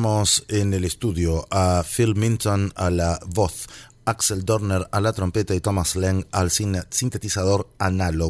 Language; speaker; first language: Spanish; native; Spanish